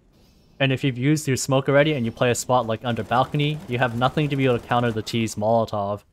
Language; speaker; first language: English; native; English